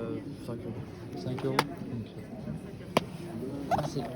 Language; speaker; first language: French; native; French